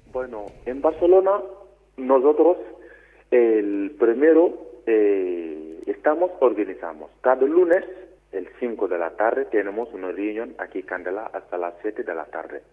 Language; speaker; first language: Spanish; non-native, learner; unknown